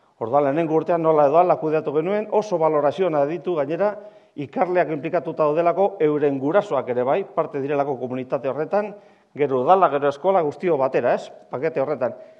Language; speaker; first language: Basque; non-native, local second language; Spanish